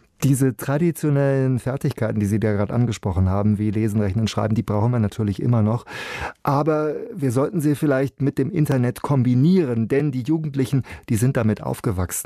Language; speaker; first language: German; native; German